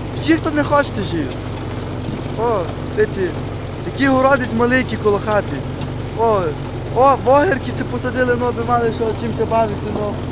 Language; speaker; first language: Ukrainian; native; Ukrainian